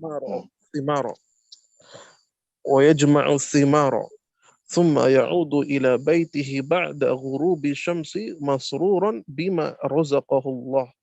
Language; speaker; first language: Arabic; non-native, learner; Indonesian